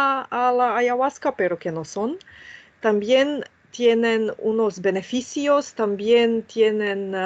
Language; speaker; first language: Spanish; non-native, fluent; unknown